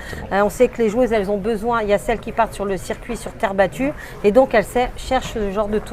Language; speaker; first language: French; native; French